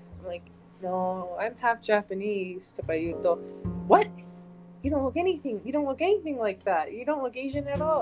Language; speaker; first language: English; early bilingual, heritage; English